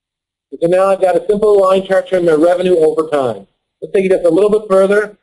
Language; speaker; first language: English; native; English